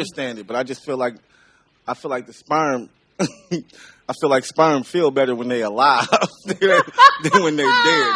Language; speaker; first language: English; native; English